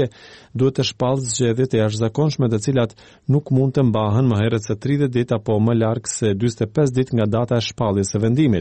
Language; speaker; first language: Albanian; native; Albanian